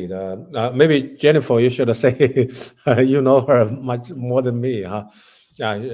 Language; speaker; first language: English; non-native, learner; Chinese